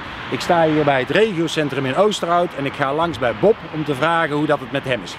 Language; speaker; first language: Dutch; native; Dutch